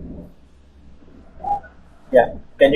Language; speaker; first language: English; non-native, learner; Vietnamese